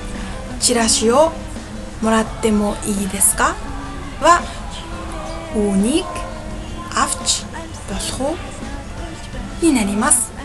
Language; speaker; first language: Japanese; non-native, fluent; Mongolian